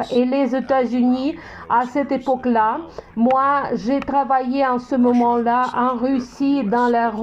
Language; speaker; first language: French; non-native, fluent; Russian